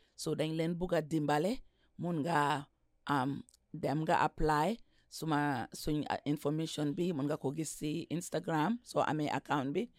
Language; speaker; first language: English; non-native, local second language; Wolof